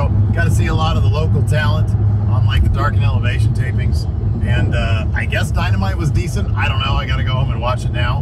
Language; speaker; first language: English; native; English